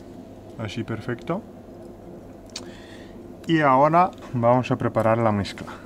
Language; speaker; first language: Spanish; native; Spanish